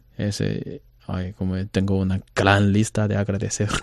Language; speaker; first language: Spanish; non-native, learner; Chinese